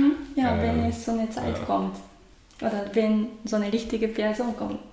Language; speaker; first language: German; non-native, learner; Japanese